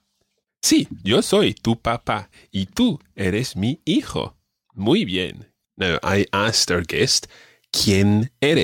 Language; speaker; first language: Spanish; non-native, fluent; English